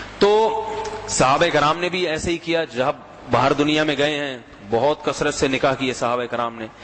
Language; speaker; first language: Urdu; native; Urdu